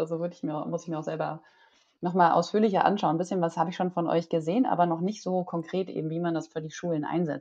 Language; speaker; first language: German; native; German